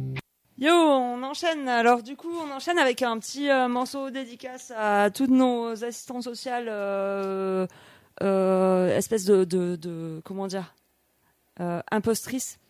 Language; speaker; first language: French; native; French